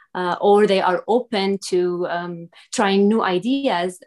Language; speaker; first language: English; non-native, fluent; Arabic